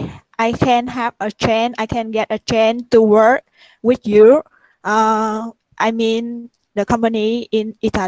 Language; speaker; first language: English; non-native, learner; Vietnamese